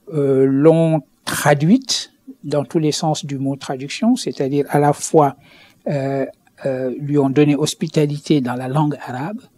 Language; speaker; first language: French; non-native, local second language; Wolof